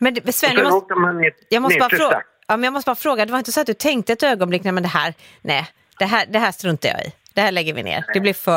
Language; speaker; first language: Swedish; native; Swedish